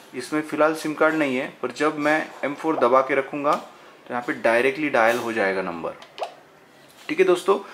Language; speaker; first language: Hindi; non-native, local second language; Marathi